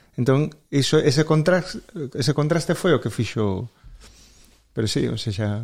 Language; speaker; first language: Galician; native; Galician